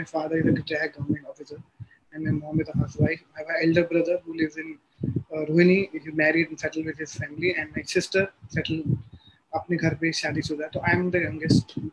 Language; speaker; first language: English; non-native, local second language; Hindi